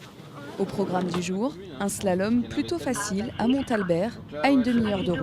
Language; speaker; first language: French; native; French